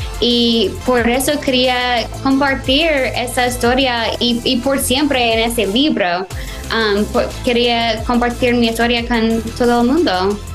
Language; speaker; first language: Spanish; non-native, fluent; English